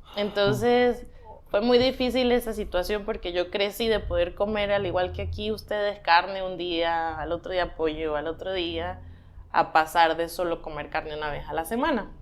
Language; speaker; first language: Spanish; native; Spanish